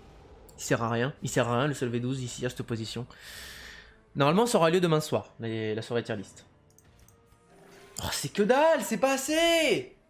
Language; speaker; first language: French; native; French